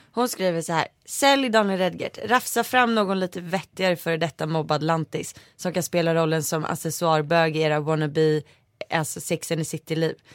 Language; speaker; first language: Swedish; native; Swedish